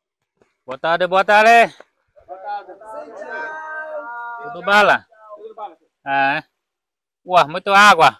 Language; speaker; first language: Portuguese; non-native, learner; Vietnamese